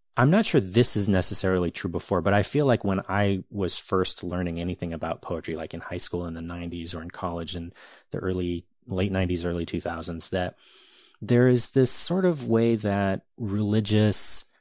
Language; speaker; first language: English; native; English